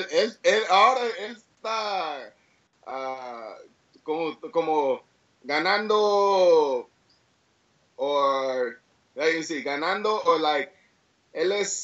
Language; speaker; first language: Spanish; early bilingual, heritage; English